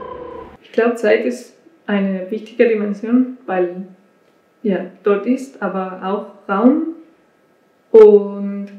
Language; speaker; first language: German; non-native, learner; Spanish